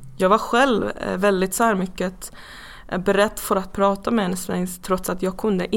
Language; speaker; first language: Swedish; non-native, fluent; Persian